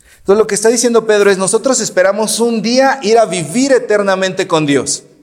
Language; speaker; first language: Spanish; native; Spanish